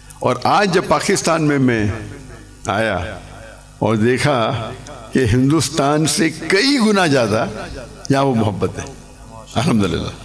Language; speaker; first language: Urdu; non-native, local second language; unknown